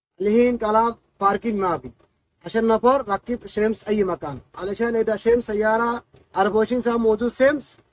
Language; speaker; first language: Arabic; non-native, learner; Bangla